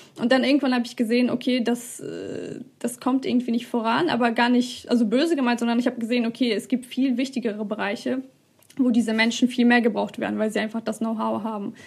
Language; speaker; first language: German; early bilingual, other home language; Russian